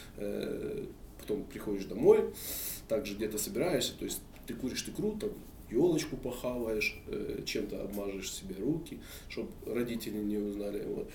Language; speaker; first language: Russian; native; Russian